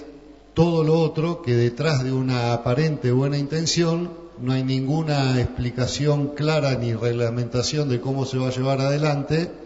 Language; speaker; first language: Spanish; native; Spanish